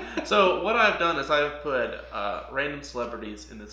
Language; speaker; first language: English; native; English